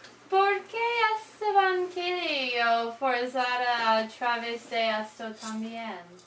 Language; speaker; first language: Spanish; non-native, learner; English